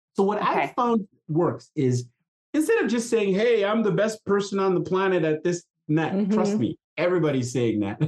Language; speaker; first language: English; non-native, local second language; Igbo